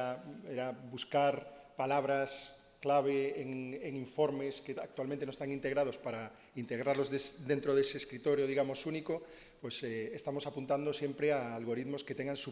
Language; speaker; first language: Spanish; native; Spanish